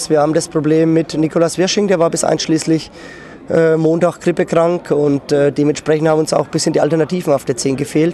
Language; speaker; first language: German; native; German